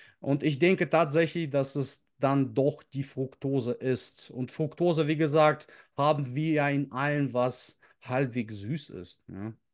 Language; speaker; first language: German; early bilingual, other home language; Russian